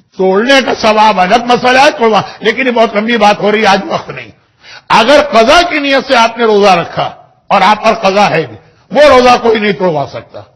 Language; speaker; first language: Urdu; native; Urdu